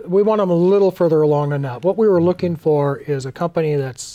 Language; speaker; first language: English; native; English